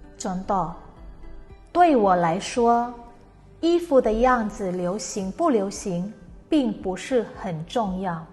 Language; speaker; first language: Chinese; non-native, fluent; Indonesian